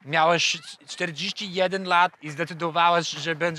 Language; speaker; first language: Polish; non-native, learner; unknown